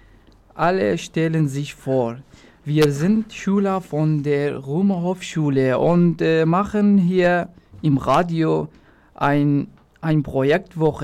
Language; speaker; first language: German; non-native, local second language; Arabic